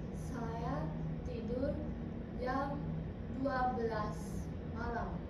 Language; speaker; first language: Indonesian; non-native, learner; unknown